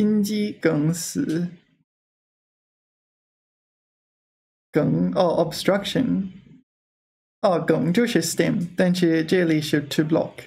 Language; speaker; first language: Chinese; non-native, learner; English